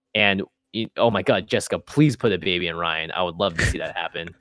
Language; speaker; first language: English; native; English